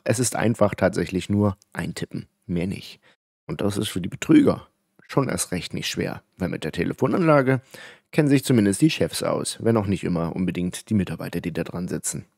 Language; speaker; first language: German; native; German